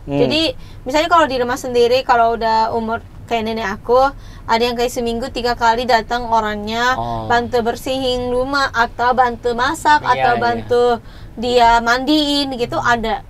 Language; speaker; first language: Indonesian; non-native, fluent; Japanese